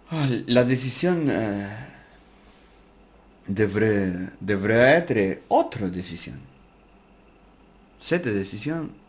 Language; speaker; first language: French; non-native, learner; Spanish